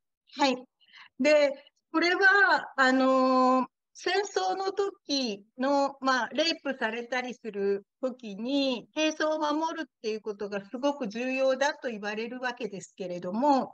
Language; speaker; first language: Japanese; native; Japanese